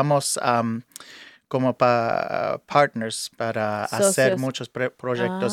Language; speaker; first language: Spanish; early bilingual, heritage; English